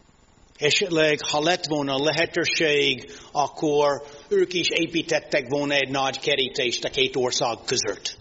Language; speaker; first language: Hungarian; non-native, fluent; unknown